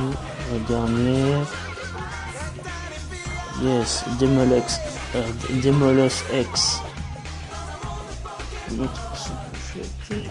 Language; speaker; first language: French; native; French